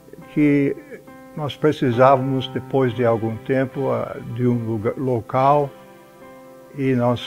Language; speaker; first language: Portuguese; non-native, fluent; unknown